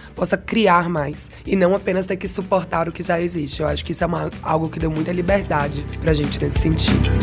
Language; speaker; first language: Portuguese; native; Portuguese